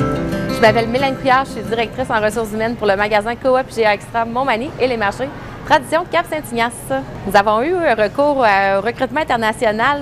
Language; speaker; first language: French; native; French